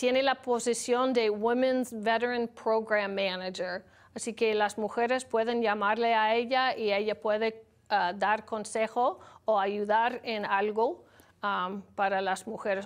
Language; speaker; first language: Spanish; non-native, learner; English